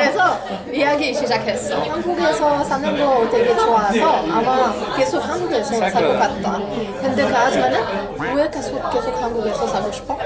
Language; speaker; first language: Korean; non-native, learner; Arabic